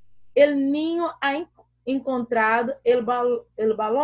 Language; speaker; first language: Spanish; non-native, learner; Portuguese